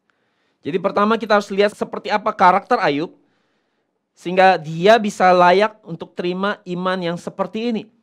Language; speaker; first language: Indonesian; native; Indonesian